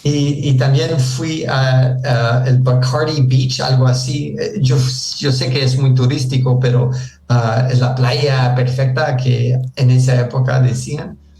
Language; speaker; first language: Spanish; early bilingual, heritage; Spanish